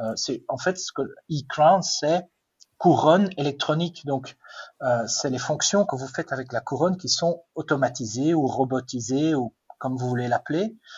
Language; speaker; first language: French; non-native, local second language; Dutch